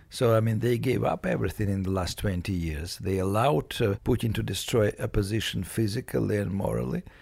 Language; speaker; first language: English; non-native, fluent; Russian